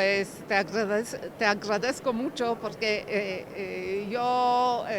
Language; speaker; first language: Spanish; non-native, fluent; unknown